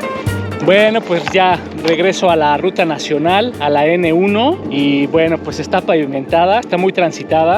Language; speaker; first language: Spanish; native; Spanish